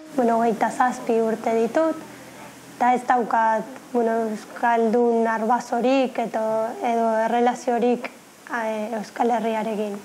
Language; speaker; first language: Basque; non-native, fluent; Spanish